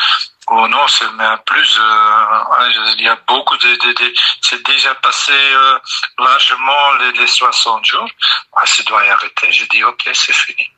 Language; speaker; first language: French; non-native, learner; Dutch